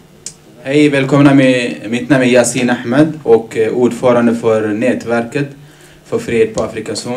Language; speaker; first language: Swedish; non-native, fluent; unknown